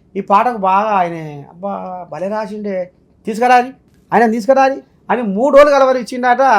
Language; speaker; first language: Telugu; native; Telugu